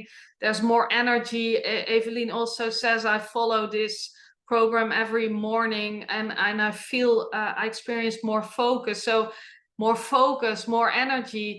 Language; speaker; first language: English; non-native, fluent; Dutch